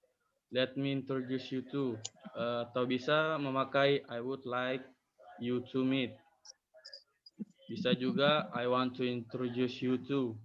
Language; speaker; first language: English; non-native, learner; Indonesian